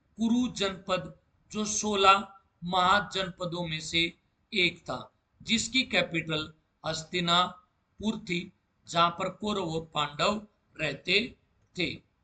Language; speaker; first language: Hindi; native; Hindi